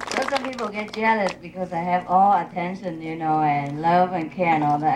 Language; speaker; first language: English; non-native, fluent; Vietnamese